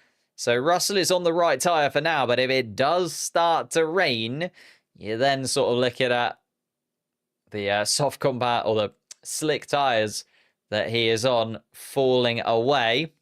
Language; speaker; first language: English; native; English